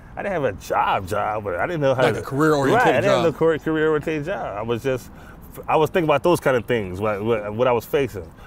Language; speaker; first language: English; native; English